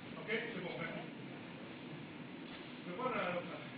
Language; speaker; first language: French; non-native, learner; Romanian